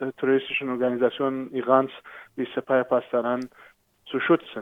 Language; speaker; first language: German; non-native, fluent; Persian